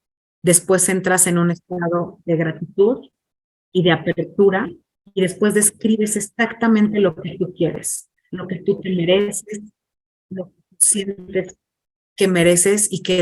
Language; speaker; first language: Spanish; non-native, fluent; English